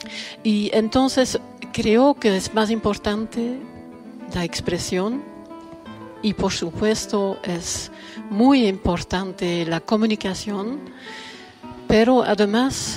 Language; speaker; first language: Spanish; non-native, fluent; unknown